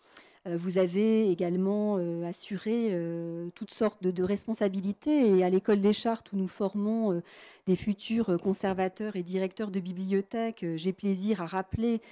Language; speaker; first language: French; native; French